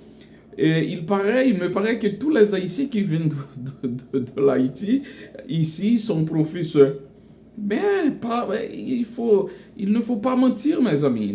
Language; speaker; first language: French; non-native, local second language; Haitian Creole